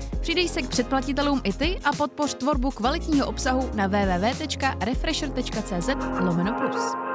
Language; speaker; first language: Czech; native; Czech